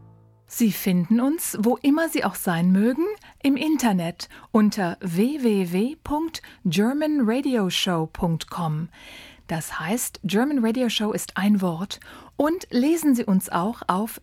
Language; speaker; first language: German; native; German